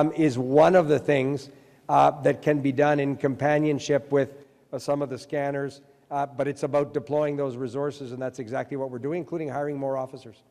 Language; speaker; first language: English; early bilingual, other home language; French